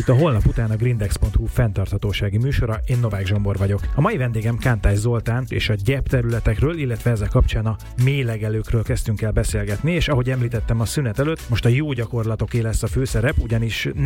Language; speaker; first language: Hungarian; native; Hungarian